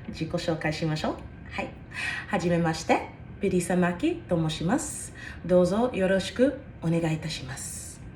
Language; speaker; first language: Japanese; non-native, learner; English